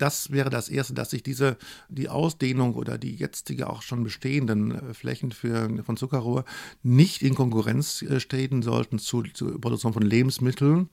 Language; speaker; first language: German; native; German